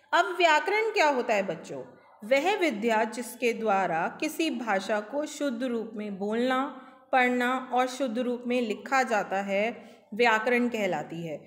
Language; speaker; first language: Hindi; native; Hindi